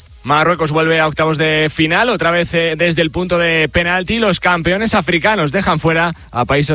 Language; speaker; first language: Spanish; native; Spanish